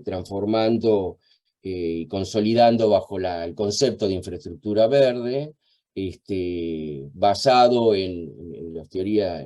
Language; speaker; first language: Spanish; native; Spanish